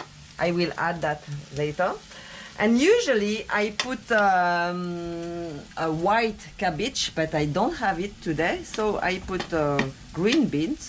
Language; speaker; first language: English; non-native, learner; French